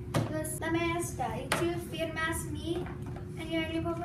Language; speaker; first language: Spanish; non-native, learner; English